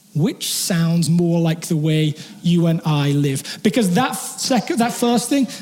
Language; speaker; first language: English; native; English